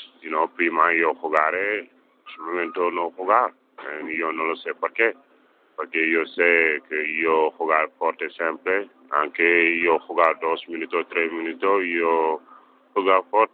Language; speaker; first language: Spanish; non-native, learner; English